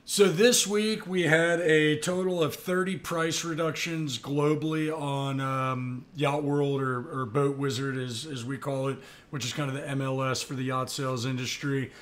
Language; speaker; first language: English; native; English